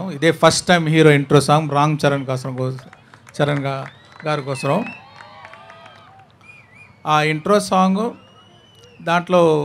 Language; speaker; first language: Telugu; non-native, learner; Tamil